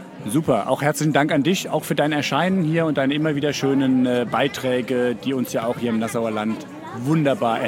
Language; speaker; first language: German; native; German